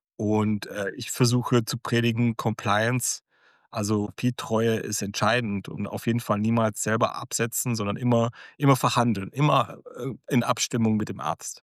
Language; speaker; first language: German; early bilingual, other home language; Croatian